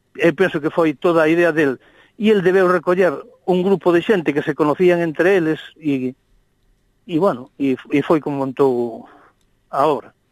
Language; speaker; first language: Galician; non-native, local second language; Spanish